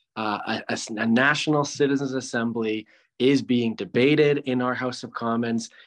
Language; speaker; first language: English; native; English